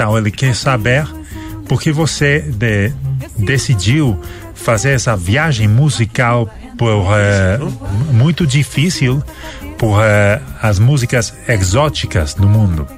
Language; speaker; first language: Portuguese; non-native, fluent; Spanish